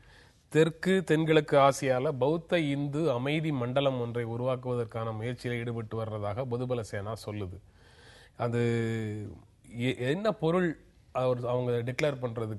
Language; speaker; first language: Tamil; native; Tamil